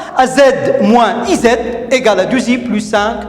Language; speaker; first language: French; non-native, local second language; Arabic